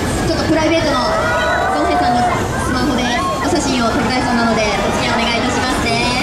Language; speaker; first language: Japanese; native; Japanese